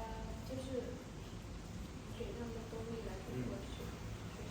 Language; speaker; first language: Chinese; non-native, learner; Vietnamese